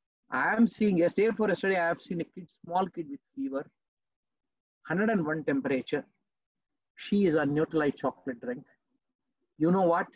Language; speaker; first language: English; non-native, local second language; Telugu